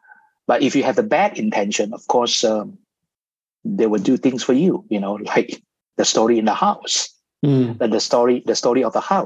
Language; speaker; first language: English; non-native, local second language; Cantonese